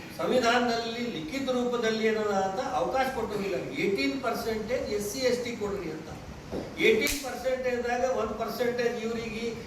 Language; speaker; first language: Kannada; non-native, local second language; Lambadi